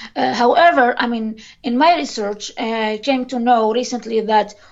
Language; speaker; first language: English; non-native, fluent; Arabic